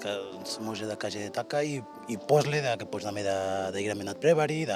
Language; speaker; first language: Macedonian; non-native, learner; Spanish